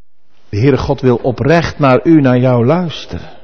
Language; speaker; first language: Dutch; native; Dutch